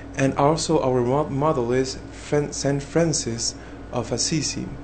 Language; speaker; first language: English; non-native, fluent; Spanish